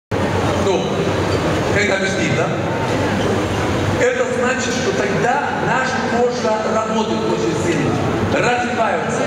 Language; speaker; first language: Russian; non-native, fluent; Swedish